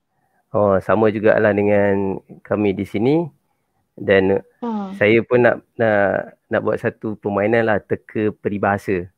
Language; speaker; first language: Malay; native; Malay